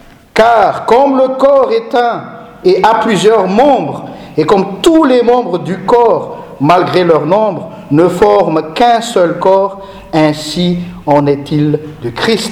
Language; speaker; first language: French; non-native, local second language; Malagasy